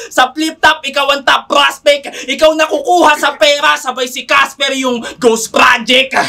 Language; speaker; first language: Filipino; native; Filipino